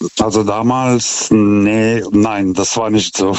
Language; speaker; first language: German; non-native, fluent; Lithuanian